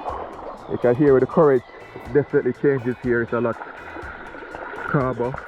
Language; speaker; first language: English; native; English